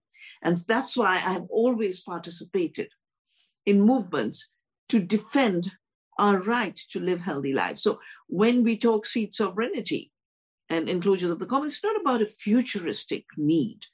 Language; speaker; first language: English; non-native, local second language; Hindi